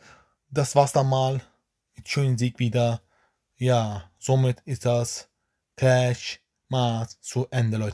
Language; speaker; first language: German; non-native, learner; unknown